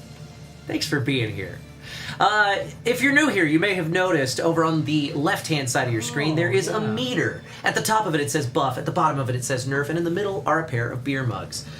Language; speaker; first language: English; native; English